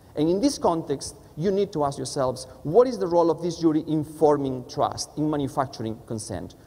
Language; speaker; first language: English; non-native, fluent; Spanish